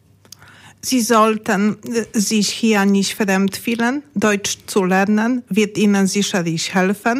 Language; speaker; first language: German; non-native, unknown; Polish